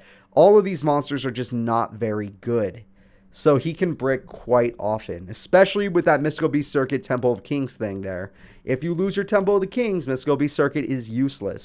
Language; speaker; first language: English; native; English